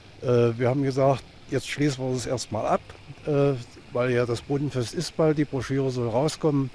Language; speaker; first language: German; native; German